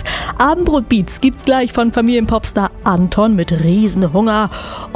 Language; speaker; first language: German; native; German